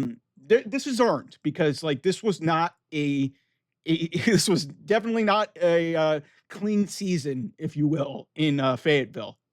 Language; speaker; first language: English; native; English